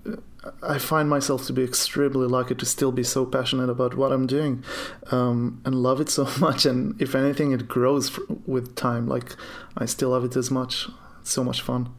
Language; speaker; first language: English; non-native, fluent; Hebrew